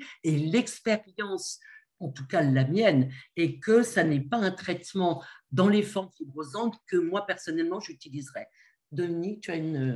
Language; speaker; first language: French; native; French